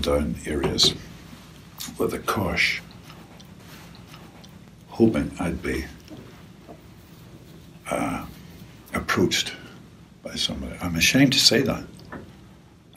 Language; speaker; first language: English; native; English